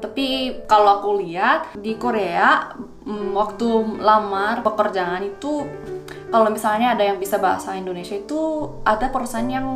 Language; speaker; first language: Indonesian; non-native, fluent; Korean